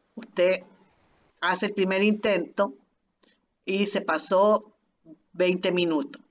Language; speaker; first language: Spanish; native; Spanish